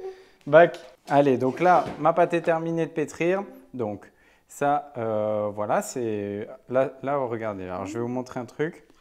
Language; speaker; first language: French; native; French